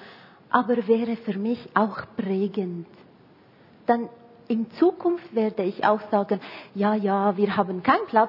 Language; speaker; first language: German; non-native, fluent; Arabic